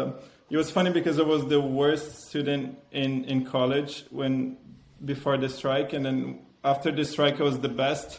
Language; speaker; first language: English; non-native, fluent; Portuguese